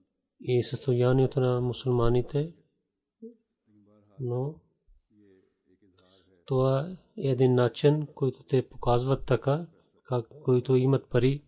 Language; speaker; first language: Bulgarian; non-native, fluent; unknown